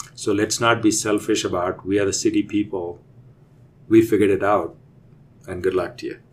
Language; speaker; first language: English; non-native, local second language; Telugu